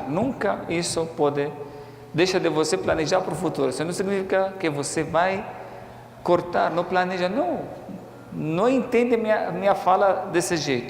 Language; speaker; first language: Portuguese; non-native, fluent; Arabic